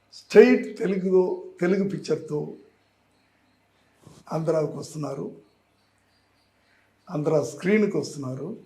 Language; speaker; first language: Telugu; non-native, learner; Tamil